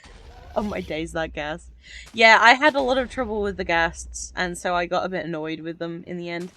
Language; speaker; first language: English; native; English